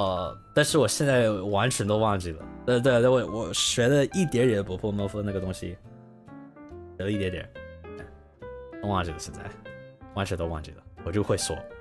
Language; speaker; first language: Chinese; non-native, learner; English